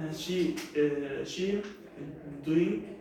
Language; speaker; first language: English; non-native, learner; Turkish